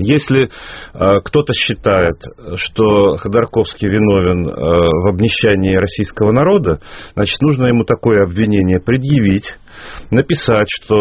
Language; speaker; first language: Russian; native; Russian